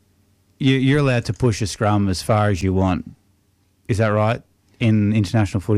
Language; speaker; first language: English; native; English